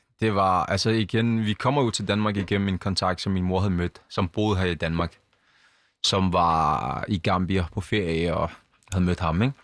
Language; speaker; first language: Danish; early bilingual, other home language; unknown